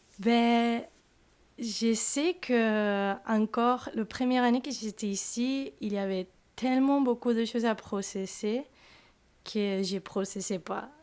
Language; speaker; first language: French; non-native, fluent; Spanish